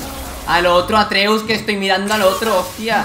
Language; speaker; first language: Spanish; native; Spanish